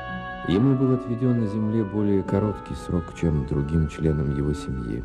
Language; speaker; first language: Russian; native; Russian